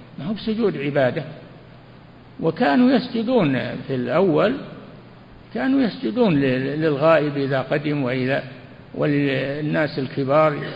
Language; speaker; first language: Arabic; native; Arabic